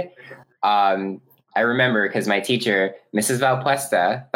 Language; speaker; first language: English; native; English